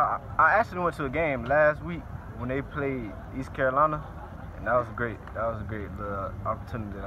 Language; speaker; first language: English; native; English